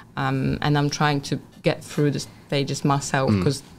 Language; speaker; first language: English; non-native, fluent; Polish